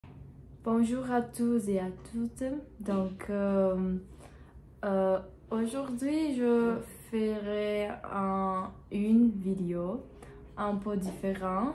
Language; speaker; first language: French; non-native, learner; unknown